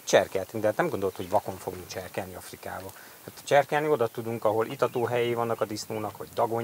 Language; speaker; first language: Hungarian; native; Hungarian